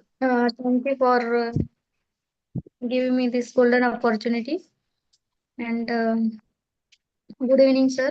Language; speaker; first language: English; non-native, learner; Marathi